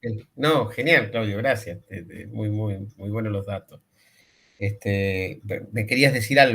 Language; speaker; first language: Spanish; native; Spanish